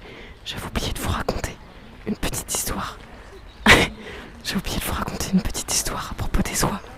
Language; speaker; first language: French; native; French